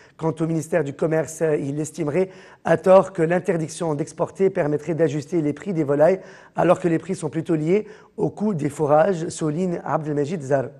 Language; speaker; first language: French; non-native, local second language; Arabic